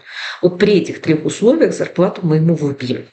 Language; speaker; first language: Russian; native; Russian